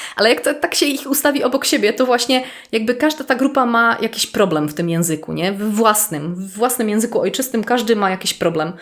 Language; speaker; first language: Polish; native; Polish